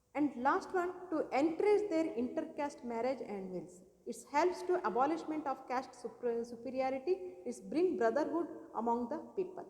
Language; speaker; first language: English; non-native, local second language; Kannada